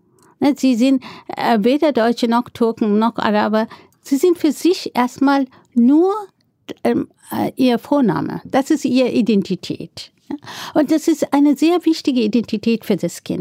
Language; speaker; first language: German; non-native, fluent; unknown